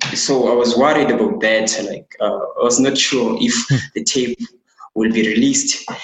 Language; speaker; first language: English; non-native, local second language; Xhosa